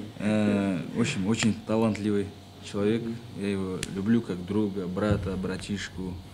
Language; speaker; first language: Russian; non-native, local second language; Kazakh